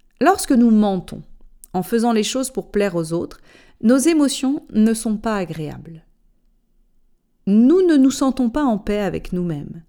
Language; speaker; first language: French; native; French